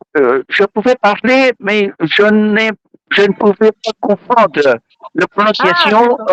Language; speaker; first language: French; non-native, learner; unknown